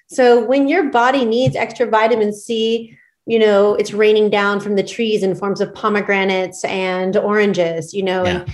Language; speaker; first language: English; native; English